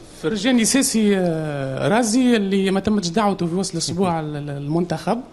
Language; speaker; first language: Arabic; native; Arabic